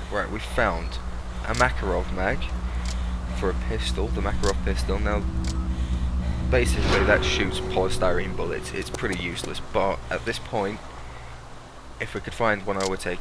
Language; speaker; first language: English; native; English